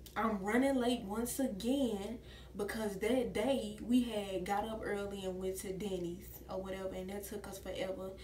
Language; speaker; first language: English; native; English